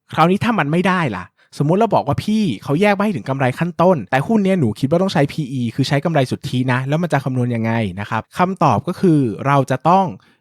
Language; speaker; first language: Thai; native; Thai